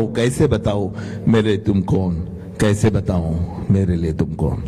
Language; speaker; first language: Hindi; non-native, local second language; Marathi